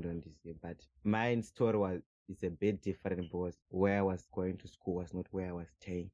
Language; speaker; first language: English; non-native, local second language; Shona